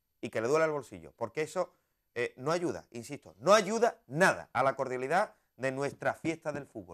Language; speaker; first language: Spanish; native; Spanish